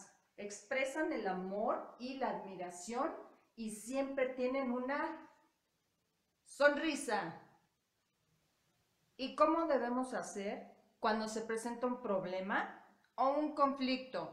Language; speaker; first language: Spanish; native; Spanish